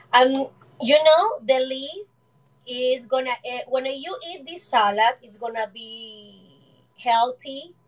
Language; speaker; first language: English; non-native, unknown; Spanish